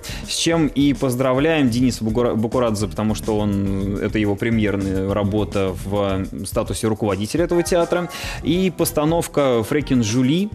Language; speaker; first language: Russian; native; Russian